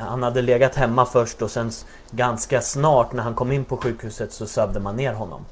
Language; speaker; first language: Swedish; native; Swedish